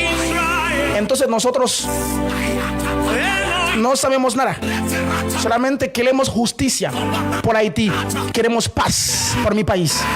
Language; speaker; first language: Spanish; non-native, learner; Haitian Creole